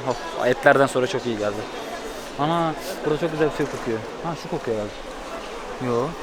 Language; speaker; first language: Turkish; native; Turkish